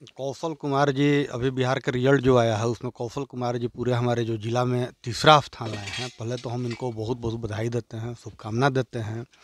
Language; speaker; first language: Hindi; native; Hindi